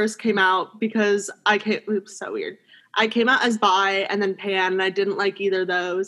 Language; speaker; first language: English; native; English